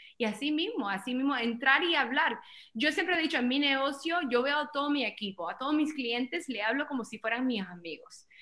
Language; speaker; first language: Spanish; early bilingual, heritage; Spanish